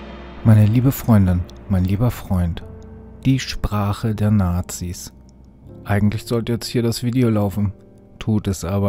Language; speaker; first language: German; native; German